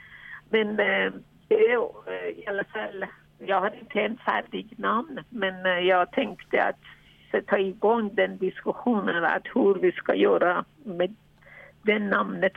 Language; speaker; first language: Swedish; non-native, fluent; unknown